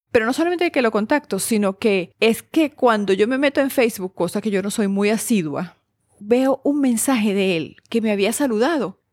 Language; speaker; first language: Spanish; native; Spanish